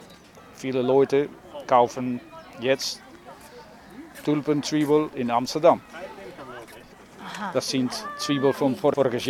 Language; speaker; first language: German; non-native, learner; Dutch